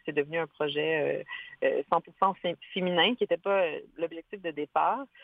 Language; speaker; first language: French; native; French